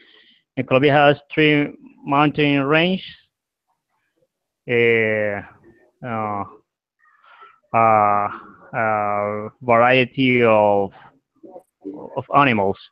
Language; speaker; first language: English; non-native, learner; Spanish